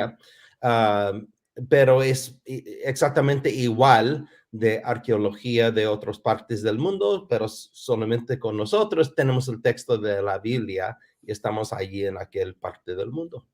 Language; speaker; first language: Spanish; non-native, fluent; English